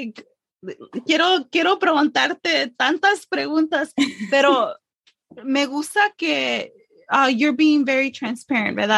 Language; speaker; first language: Spanish; early bilingual, heritage; English